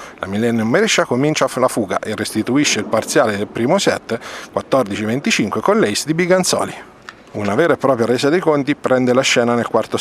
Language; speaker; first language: Italian; native; Italian